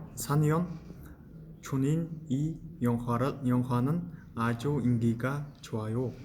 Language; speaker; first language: Korean; non-native, learner; Mongolian